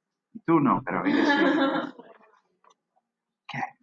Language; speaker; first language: Spanish; non-native, fluent; English